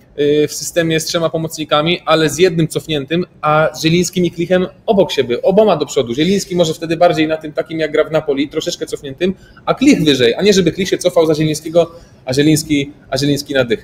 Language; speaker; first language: Polish; native; Polish